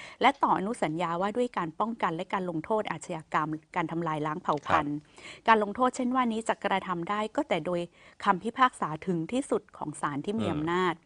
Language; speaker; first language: Thai; native; Thai